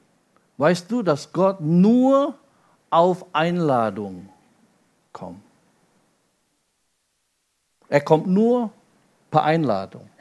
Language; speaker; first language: German; non-native, fluent; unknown